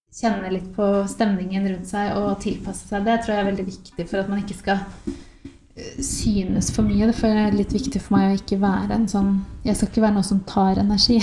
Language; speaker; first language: Norwegian; native; Norwegian